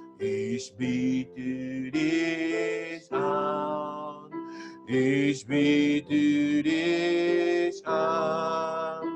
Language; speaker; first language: German; non-native, fluent; French